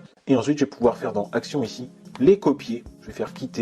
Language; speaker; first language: French; native; French